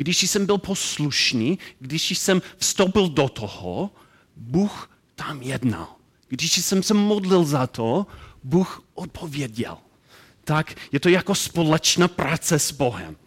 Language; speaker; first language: Czech; non-native, learner; English